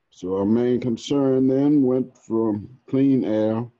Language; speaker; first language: English; native; English